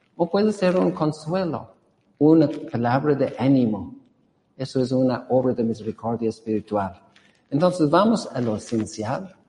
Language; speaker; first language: Spanish; non-native, fluent; English